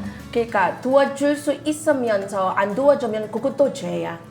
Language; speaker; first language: Korean; non-native, fluent; Filipino